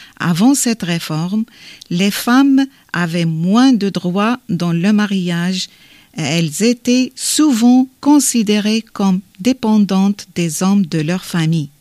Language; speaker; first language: French; non-native, learner; Arabic